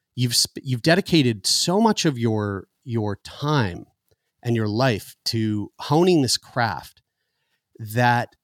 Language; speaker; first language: English; native; English